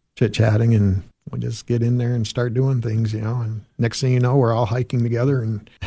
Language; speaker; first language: English; native; English